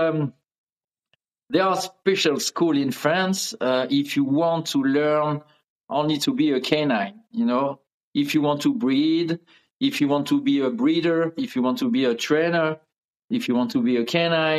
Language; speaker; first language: English; non-native, learner; French